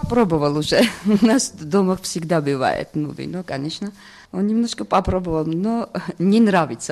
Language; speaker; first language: Russian; non-native, fluent; Georgian